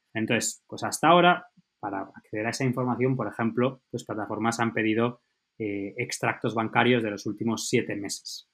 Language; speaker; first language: Spanish; native; Spanish